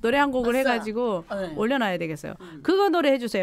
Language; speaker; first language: Korean; native; Korean